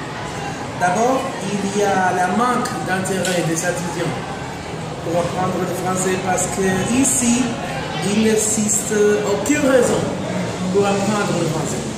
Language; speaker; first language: French; non-native, learner; Spanish